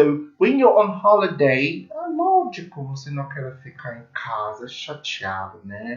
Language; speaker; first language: Portuguese; non-native, learner; English